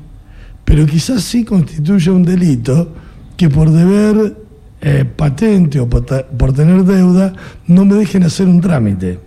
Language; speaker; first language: Spanish; native; Spanish